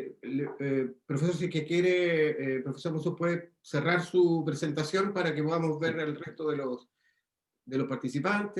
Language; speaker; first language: Spanish; native; Spanish